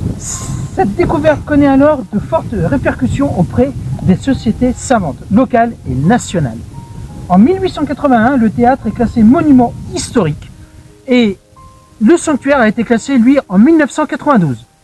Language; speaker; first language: French; native; French